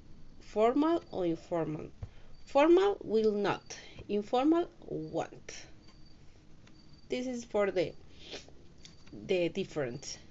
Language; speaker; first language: English; non-native, learner; Spanish